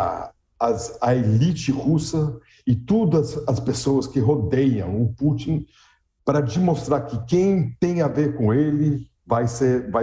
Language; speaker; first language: Portuguese; non-native, fluent; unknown